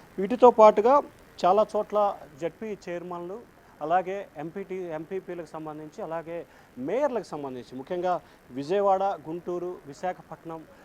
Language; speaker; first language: Telugu; native; Telugu